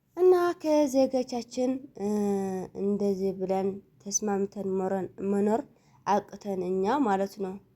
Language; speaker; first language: Amharic; non-native, local second language; Tigrinya